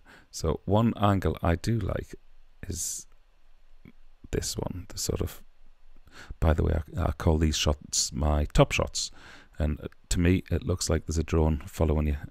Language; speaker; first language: English; native; English